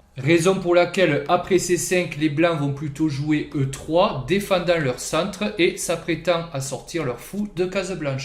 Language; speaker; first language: French; native; French